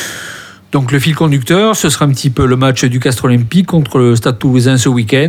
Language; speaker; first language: French; native; French